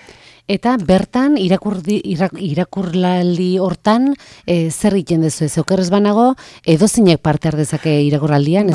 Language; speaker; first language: Basque; native; Basque